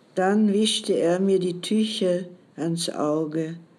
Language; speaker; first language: German; native; German